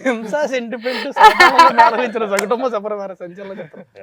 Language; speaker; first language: Telugu; native; Telugu